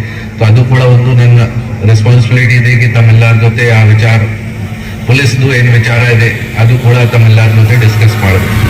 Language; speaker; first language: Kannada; non-native, local second language; Hindi